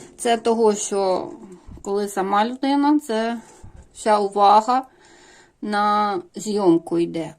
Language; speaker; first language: Ukrainian; native; Ukrainian